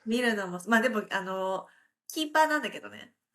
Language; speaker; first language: Japanese; native; Japanese